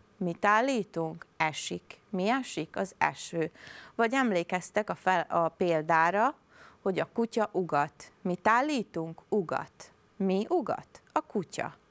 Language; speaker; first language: Hungarian; native; Hungarian